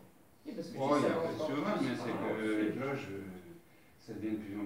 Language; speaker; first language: French; native; French